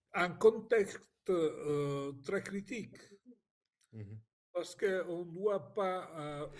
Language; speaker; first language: French; non-native, fluent; Italian